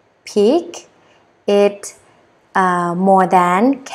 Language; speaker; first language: English; non-native, learner; Thai